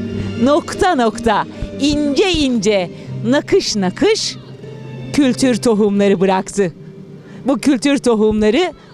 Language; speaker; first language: Turkish; native; Turkish